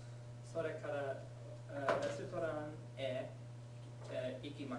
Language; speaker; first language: Japanese; non-native, learner; English